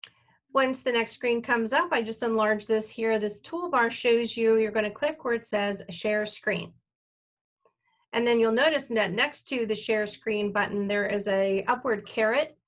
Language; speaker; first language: English; native; English